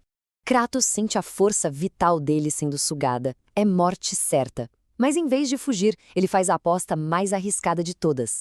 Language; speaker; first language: Portuguese; native; Portuguese